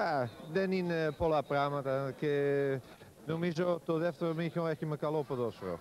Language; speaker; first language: Greek; non-native, learner; Dutch